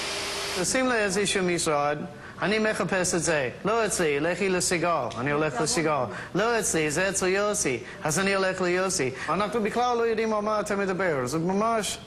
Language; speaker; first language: Hebrew; non-native, local second language; English